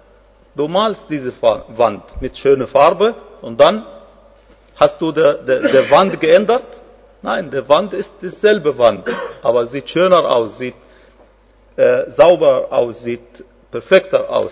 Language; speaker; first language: German; non-native, fluent; Arabic